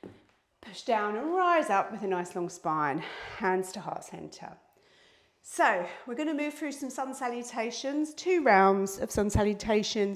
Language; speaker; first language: English; native; English